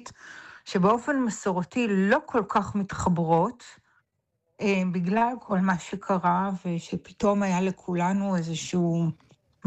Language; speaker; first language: Hebrew; native; Hebrew